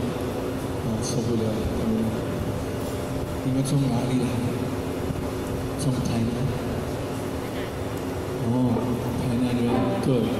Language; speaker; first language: Chinese; non-native, fluent; English